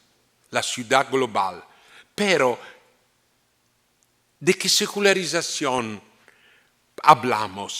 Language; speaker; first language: Spanish; non-native, fluent; Italian